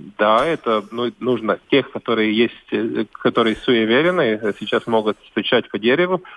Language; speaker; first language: Russian; non-native, local second language; Latvian